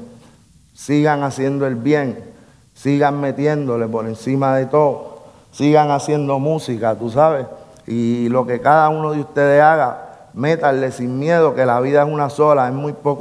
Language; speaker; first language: Spanish; native; Spanish